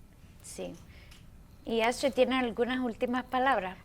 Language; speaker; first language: Spanish; early bilingual, heritage; Spanish